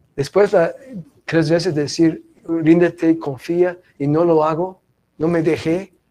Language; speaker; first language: Spanish; non-native, fluent; English